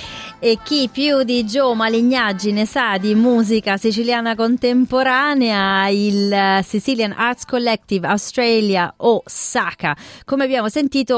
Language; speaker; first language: Italian; native; Italian